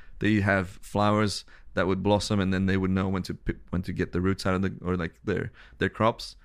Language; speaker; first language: English; non-native, fluent; Dutch